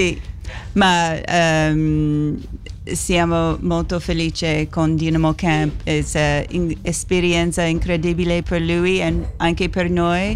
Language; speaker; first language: Italian; non-native, learner; English